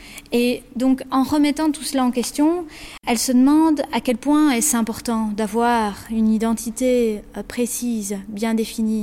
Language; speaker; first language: French; native; French